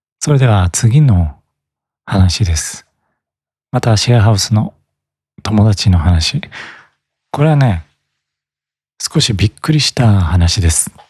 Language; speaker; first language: Japanese; native; Japanese